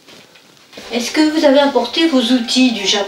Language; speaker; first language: French; native; French